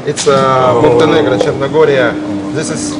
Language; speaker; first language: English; non-native, learner; Russian